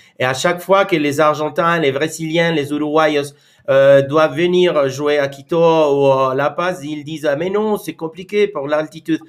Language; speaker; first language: French; non-native, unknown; Spanish